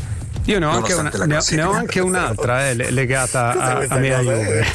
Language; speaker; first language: Italian; native; Italian